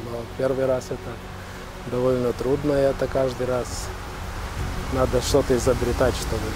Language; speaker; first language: Russian; non-native, fluent; Lithuanian